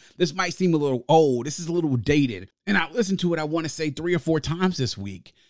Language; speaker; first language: English; native; English